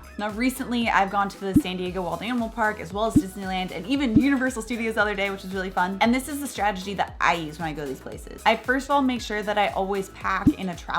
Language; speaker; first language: English; native; English